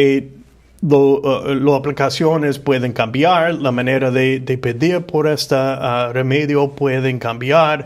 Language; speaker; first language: Spanish; non-native, fluent; English